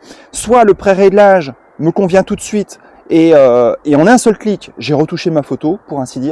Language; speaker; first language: French; native; French